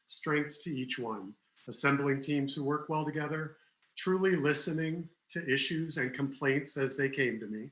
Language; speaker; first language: English; native; English